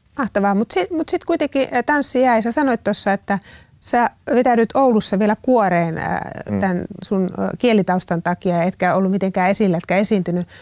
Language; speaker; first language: Finnish; native; Finnish